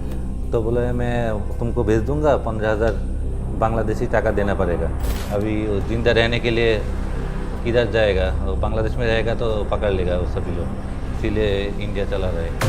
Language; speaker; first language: Hindi; non-native, local second language; Bangla